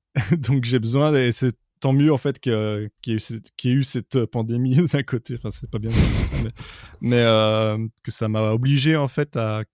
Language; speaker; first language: French; native; French